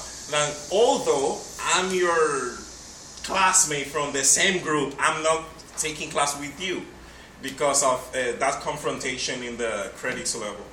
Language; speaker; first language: English; non-native, fluent; Spanish